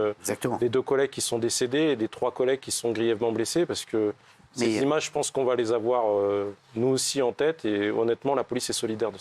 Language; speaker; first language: French; native; French